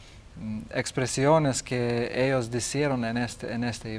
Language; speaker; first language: Spanish; non-native, learner; Lithuanian